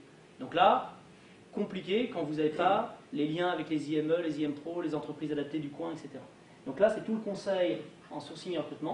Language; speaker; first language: French; native; French